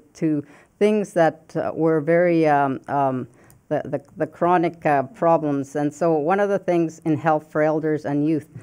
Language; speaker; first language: English; non-native, fluent; Cree